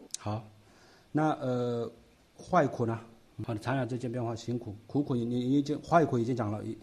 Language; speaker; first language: Chinese; non-native, local second language; Tibetan